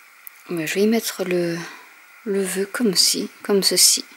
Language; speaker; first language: French; native; French